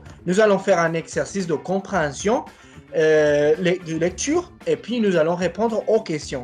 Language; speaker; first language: French; non-native, fluent; Spanish